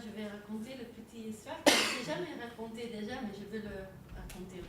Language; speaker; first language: French; non-native, local second language; Dutch